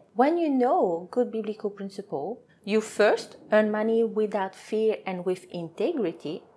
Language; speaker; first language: English; non-native, fluent; French